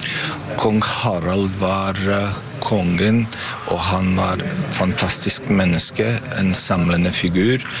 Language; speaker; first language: Norwegian; non-native, fluent; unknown